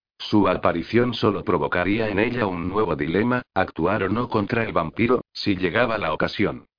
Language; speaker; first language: Spanish; native; Spanish